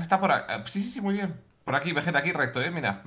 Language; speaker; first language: Spanish; native; Spanish